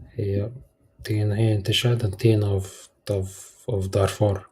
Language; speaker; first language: English; early bilingual, heritage; Arabic